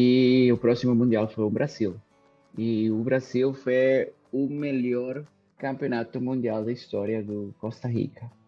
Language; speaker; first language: Portuguese; non-native, fluent; Spanish